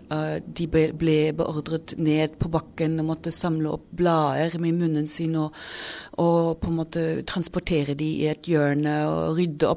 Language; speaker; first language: Norwegian; non-native, fluent; German